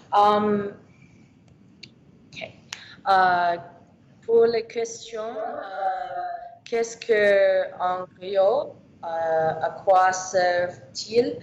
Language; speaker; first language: French; non-native, learner; English